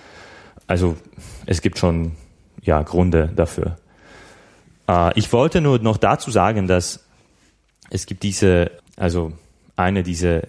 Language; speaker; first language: German; non-native, fluent; Slovak